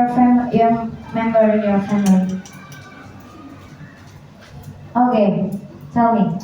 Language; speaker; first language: English; non-native, learner; Indonesian